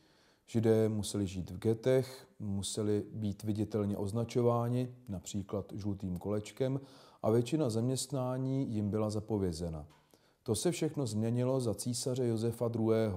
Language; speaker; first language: Czech; native; Czech